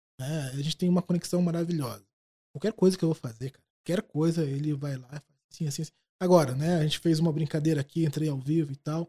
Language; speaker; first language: Portuguese; native; Portuguese